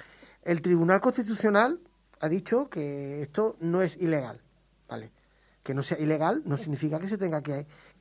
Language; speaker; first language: Spanish; native; Spanish